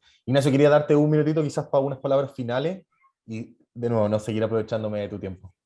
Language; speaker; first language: Spanish; native; Spanish